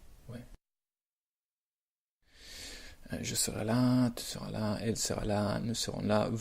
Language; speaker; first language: French; non-native, learner; Spanish